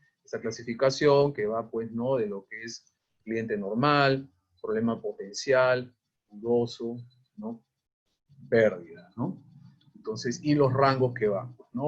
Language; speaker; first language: Spanish; native; Spanish